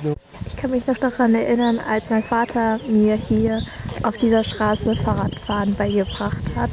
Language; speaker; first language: German; early bilingual, other home language; Vietnamese